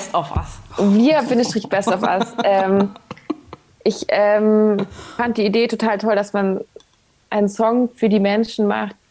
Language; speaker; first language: German; native; German